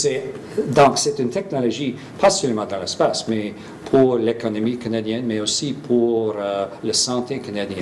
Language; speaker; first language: French; non-native, fluent; English